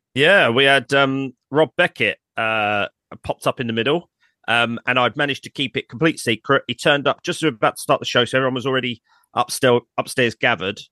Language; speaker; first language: English; native; English